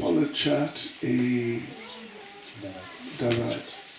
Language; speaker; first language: Russian; non-native, learner; English